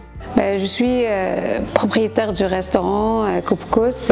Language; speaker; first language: French; non-native, local second language; Arabic